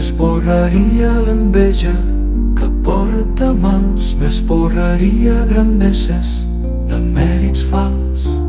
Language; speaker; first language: Spanish; native; Spanish